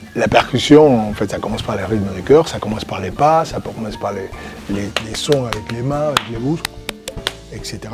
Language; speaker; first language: French; non-native, fluent; Spanish